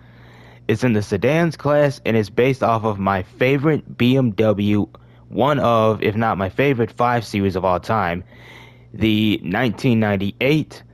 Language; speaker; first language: English; native; English